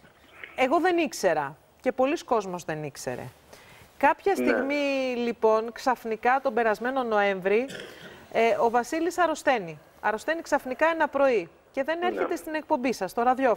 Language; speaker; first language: Greek; native; Greek